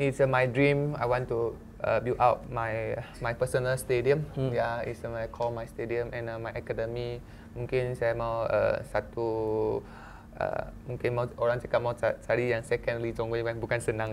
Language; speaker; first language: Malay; non-native, local second language; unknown